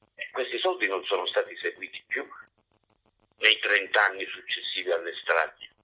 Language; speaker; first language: Italian; native; Italian